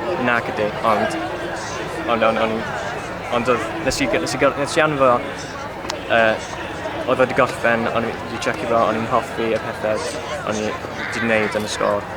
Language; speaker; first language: Welsh; non-native, local second language; English